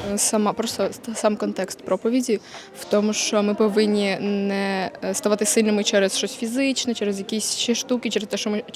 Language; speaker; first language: Ukrainian; non-native, local second language; Russian